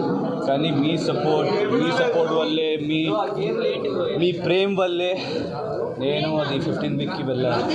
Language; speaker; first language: Telugu; non-native, local second language; Hindi